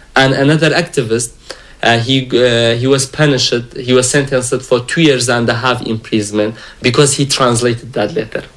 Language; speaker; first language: English; non-native, fluent; Kurdish